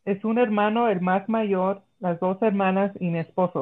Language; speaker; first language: Spanish; early bilingual, heritage; Spanish